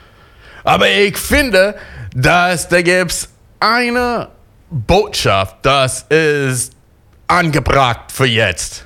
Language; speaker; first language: German; non-native, fluent; English